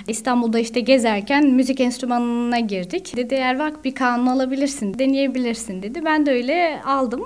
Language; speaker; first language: Turkish; early bilingual, heritage; Turkish